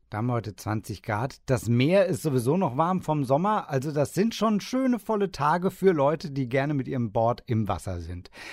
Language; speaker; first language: German; native; German